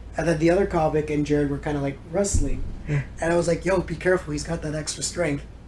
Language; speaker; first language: English; native; English